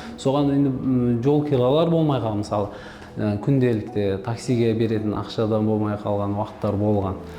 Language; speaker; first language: Kazakh; non-native, local second language; Uzbek